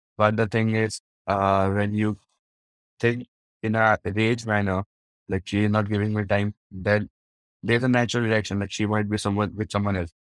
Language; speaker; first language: English; non-native, local second language; Hindi